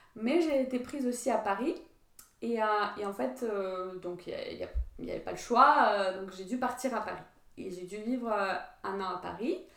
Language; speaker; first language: French; non-native, fluent; Ukrainian